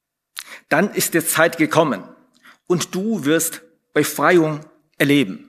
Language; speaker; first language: German; non-native, fluent; Chinese